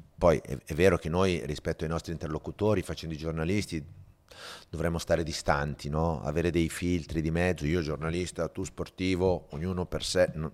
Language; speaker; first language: Italian; native; Italian